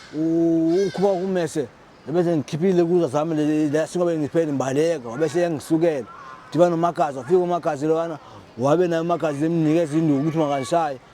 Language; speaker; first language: Zulu; non-native, local second language; Xhosa